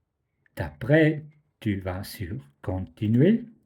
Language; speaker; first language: French; non-native, fluent; German